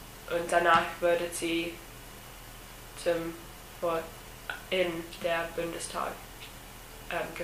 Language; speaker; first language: German; non-native, learner; English